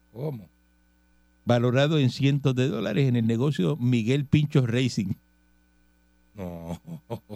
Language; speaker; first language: Spanish; native; Spanish